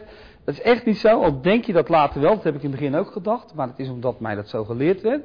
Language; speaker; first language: Dutch; native; Dutch